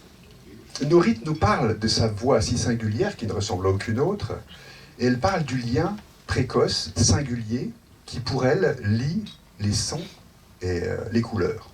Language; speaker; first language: French; native; French